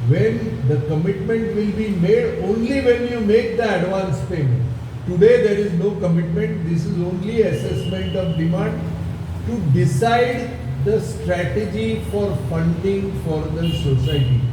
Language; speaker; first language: English; non-native, local second language; Marathi